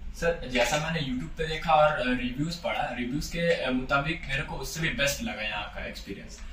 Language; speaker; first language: Hindi; native; Hindi